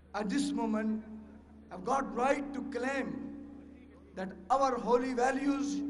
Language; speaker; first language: English; non-native, local second language; Urdu